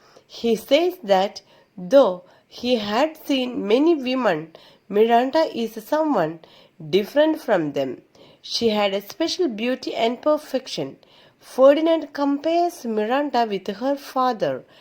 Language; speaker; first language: English; non-native, local second language; Malayalam